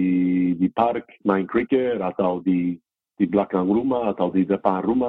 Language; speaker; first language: Indonesian; non-native, fluent; English